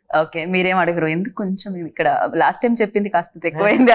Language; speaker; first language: Telugu; native; Telugu